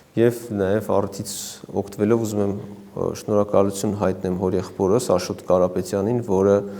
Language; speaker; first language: Armenian; native; Armenian